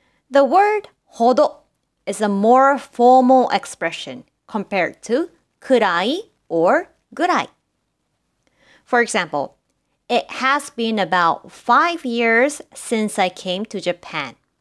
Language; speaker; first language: English; non-native, fluent; Japanese